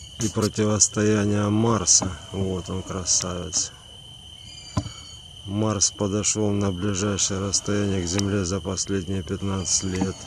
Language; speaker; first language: Russian; native; Russian